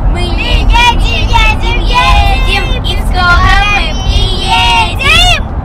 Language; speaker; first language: Russian; early bilingual, heritage; Russian